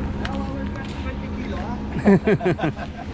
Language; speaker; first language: English; non-native, learner; Filipino